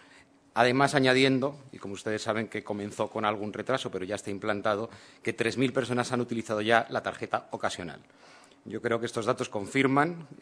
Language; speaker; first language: Spanish; native; Spanish